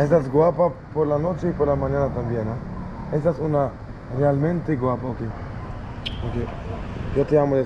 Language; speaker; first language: Spanish; non-native, learner; Swedish